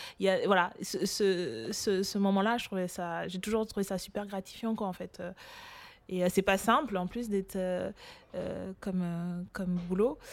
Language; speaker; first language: French; early bilingual, other home language; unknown